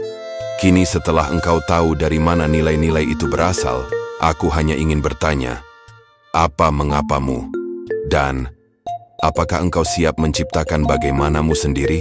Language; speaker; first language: Indonesian; native; Indonesian